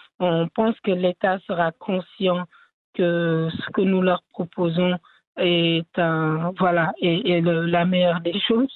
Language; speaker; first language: French; non-native, local second language; Wolof